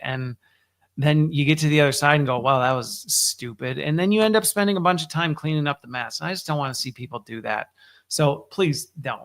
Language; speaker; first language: English; native; English